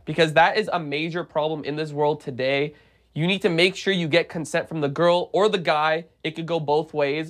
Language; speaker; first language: English; native; English